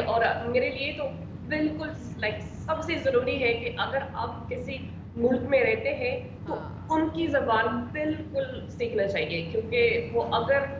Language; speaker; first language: Hindi; non-native, learner; English